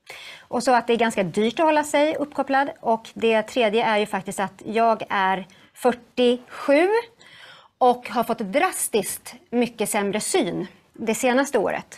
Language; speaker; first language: Swedish; native; Swedish